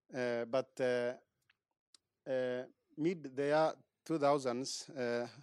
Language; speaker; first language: English; non-native, local second language; Somali